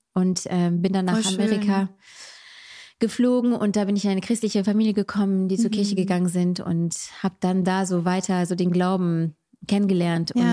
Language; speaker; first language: German; non-native, fluent; French